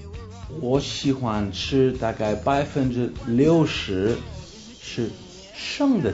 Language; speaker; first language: Chinese; non-native, fluent; English